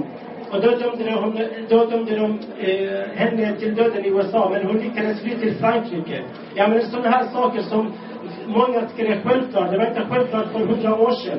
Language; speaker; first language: Swedish; non-native, local second language; Arabic